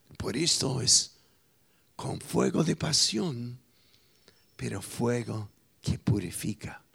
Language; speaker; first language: Spanish; non-native, fluent; English